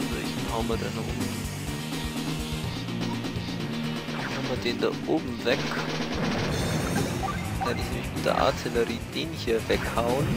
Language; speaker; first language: German; native; German